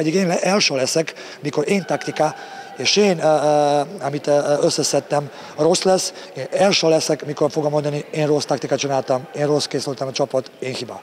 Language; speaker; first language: Hungarian; non-native, learner; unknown